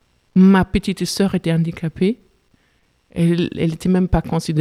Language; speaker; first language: French; non-native, fluent; German